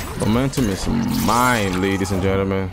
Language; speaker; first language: English; native; English